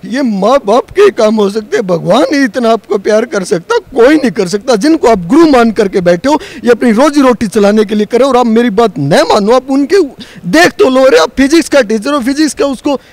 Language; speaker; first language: Hindi; native; Hindi